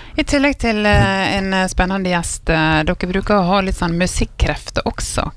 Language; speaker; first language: Norwegian; native; Norwegian